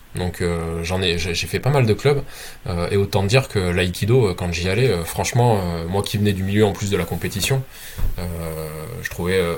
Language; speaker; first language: French; native; French